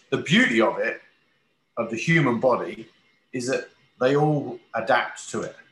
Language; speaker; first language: English; native; English